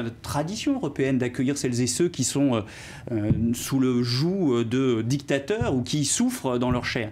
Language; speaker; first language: French; native; French